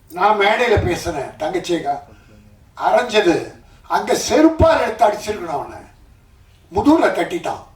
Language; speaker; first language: Tamil; native; Tamil